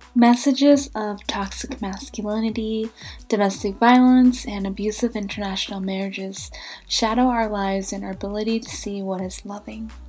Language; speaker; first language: English; native; English